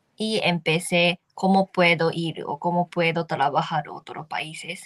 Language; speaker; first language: Spanish; non-native, learner; Japanese